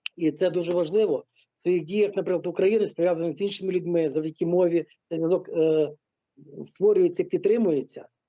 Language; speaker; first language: Ukrainian; non-native, local second language; Russian